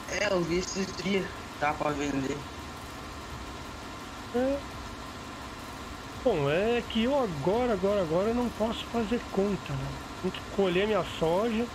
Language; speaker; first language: Portuguese; native; Portuguese